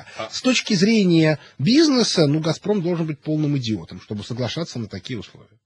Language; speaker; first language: Russian; native; Russian